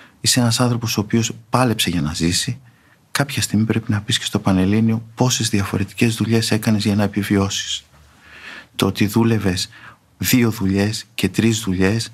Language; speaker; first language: Greek; native; Greek